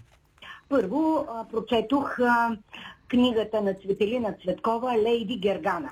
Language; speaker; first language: Bulgarian; native; Bulgarian